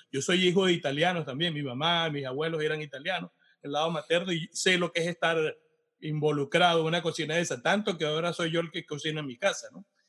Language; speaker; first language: Spanish; native; Spanish